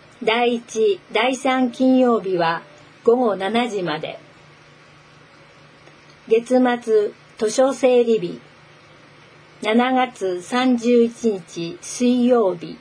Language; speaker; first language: Japanese; native; Japanese